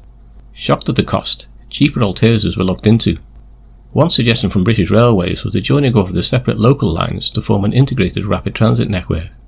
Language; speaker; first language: English; native; English